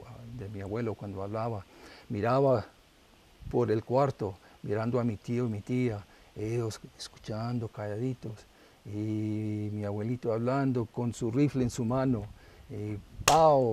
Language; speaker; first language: Spanish; non-native, local second language; English